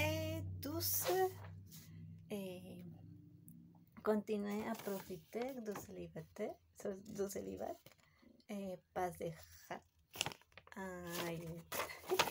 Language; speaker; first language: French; non-native, learner; Spanish